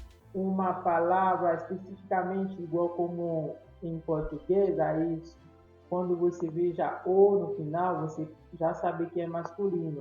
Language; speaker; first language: Portuguese; non-native, fluent; Haitian Creole